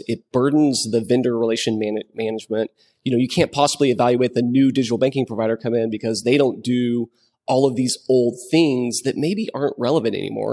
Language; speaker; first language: English; native; English